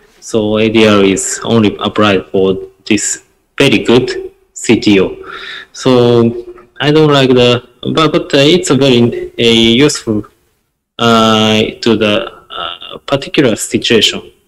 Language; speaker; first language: English; non-native, learner; Japanese